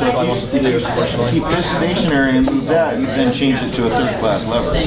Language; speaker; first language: English; native; English